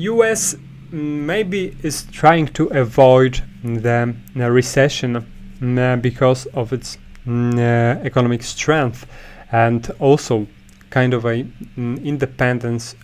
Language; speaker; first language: English; non-native, fluent; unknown